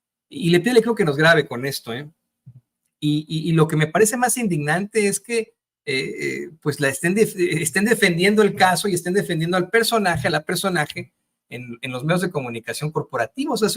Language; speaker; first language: Spanish; native; Spanish